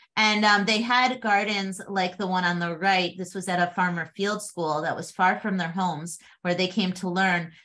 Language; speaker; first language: English; native; English